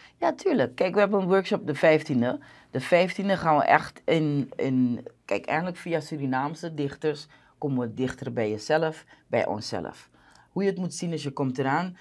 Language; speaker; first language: Dutch; native; Dutch